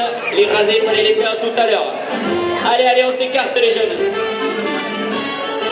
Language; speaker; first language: French; native; French